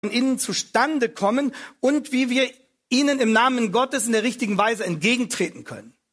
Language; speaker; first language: German; native; German